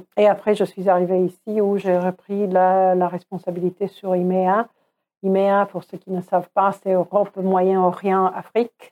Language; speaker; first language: French; non-native, fluent; Croatian